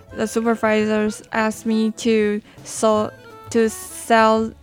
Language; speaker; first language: English; non-native, learner; Chinese